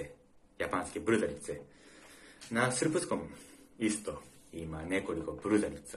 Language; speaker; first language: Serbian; non-native, learner; Japanese